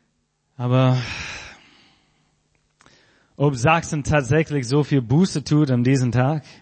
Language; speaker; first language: German; non-native, fluent; English